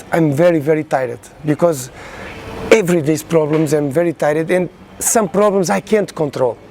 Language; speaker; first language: English; non-native, learner; Portuguese